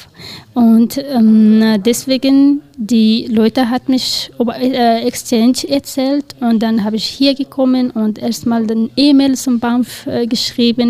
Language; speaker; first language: German; non-native, learner; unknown